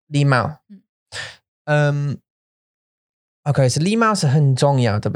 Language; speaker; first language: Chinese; non-native, learner; English